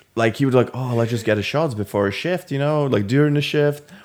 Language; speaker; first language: English; non-native, fluent; Latvian